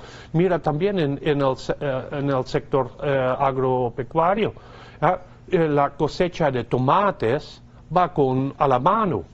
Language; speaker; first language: Spanish; non-native, fluent; Dutch